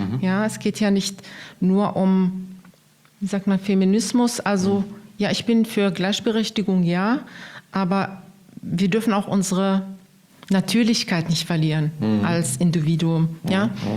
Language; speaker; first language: German; non-native, fluent; Arabic